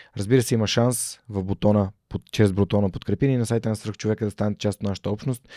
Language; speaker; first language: Bulgarian; native; Bulgarian